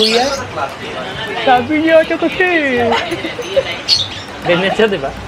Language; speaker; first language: Filipino; non-native, learner; Punjabi